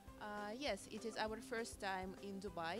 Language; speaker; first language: English; non-native, fluent; Russian